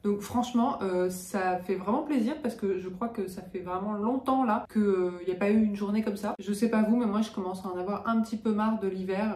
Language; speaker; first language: French; native; French